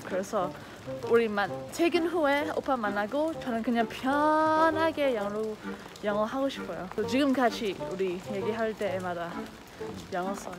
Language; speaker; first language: Korean; non-native, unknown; English